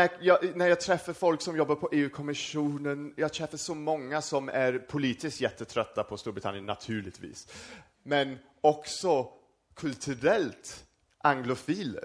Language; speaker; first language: Swedish; non-native, fluent; English